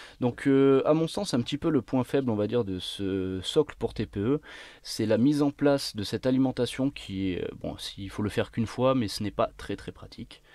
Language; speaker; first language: French; native; French